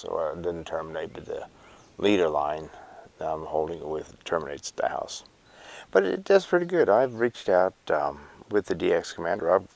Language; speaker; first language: English; native; English